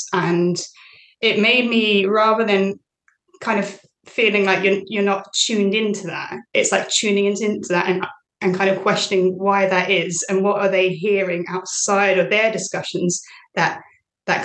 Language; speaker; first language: English; native; English